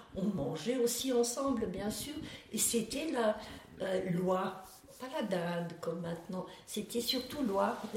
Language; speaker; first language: French; non-native, local second language; Swiss German